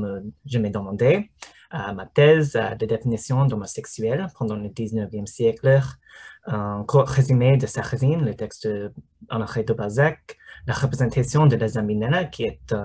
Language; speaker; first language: French; non-native, learner; English